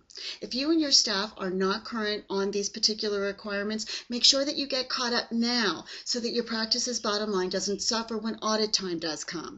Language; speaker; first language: English; native; English